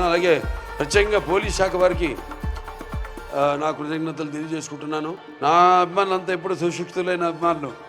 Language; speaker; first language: Telugu; native; Telugu